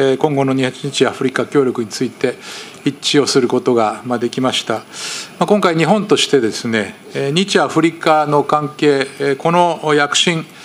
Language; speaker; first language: Japanese; native; Japanese